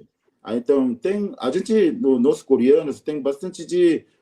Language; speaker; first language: Portuguese; non-native, learner; Korean